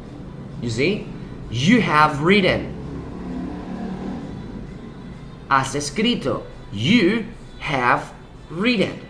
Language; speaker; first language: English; non-native, fluent; Spanish